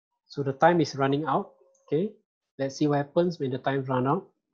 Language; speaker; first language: English; non-native, local second language; Malay